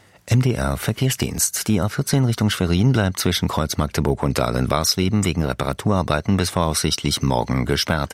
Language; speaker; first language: German; native; German